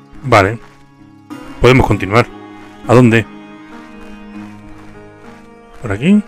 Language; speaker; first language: Spanish; native; Spanish